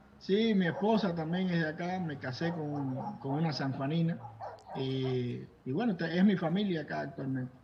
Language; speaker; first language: Spanish; native; Spanish